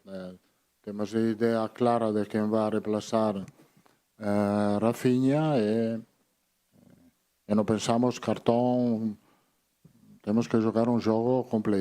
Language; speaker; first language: Portuguese; non-native, fluent; Italian